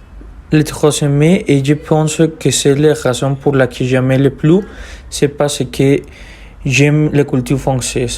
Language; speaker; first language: French; non-native, learner; Spanish